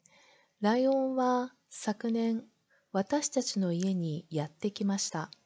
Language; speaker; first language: Japanese; non-native, learner; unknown